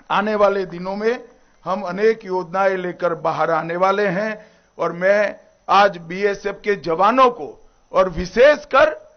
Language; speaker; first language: Hindi; non-native, local second language; Gujarati